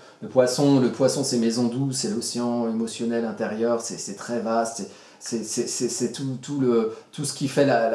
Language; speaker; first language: French; native; French